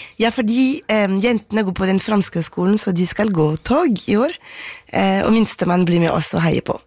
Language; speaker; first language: Norwegian; non-native, fluent; French